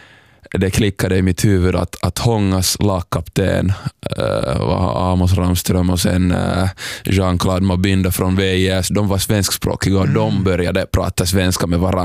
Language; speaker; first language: Swedish; non-native, fluent; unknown